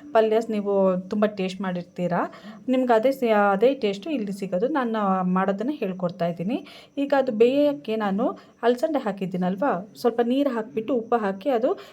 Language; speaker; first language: Kannada; non-native, local second language; Tulu